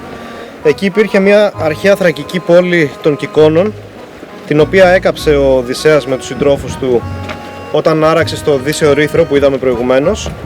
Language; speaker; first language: Greek; native; Greek